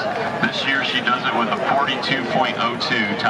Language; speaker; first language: English; native; English